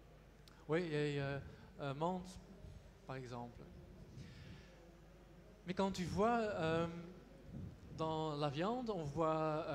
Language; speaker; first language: French; non-native, local second language; Dutch